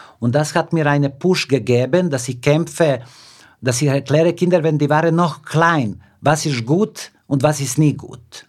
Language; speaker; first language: German; non-native, fluent; Serbian